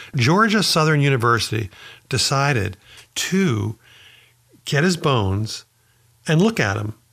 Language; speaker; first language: English; native; English